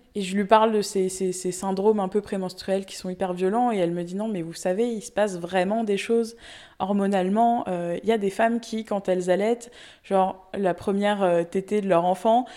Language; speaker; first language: French; native; French